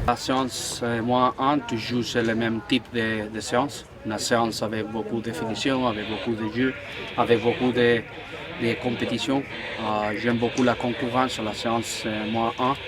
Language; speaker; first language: French; non-native, fluent; Spanish